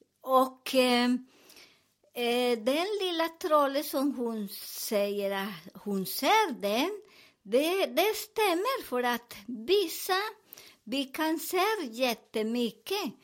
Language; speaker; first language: Swedish; non-native, learner; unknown